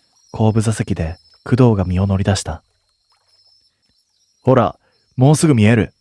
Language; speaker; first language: Japanese; native; Japanese